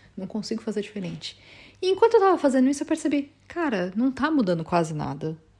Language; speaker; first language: Portuguese; native; Portuguese